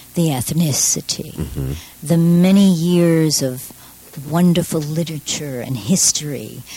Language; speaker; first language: English; native; English